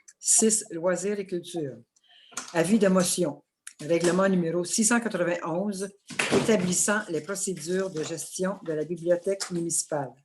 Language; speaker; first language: French; native; French